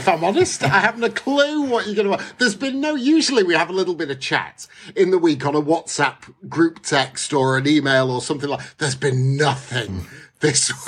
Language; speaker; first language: English; native; English